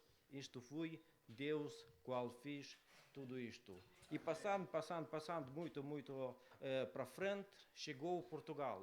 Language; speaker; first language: Portuguese; non-native, learner; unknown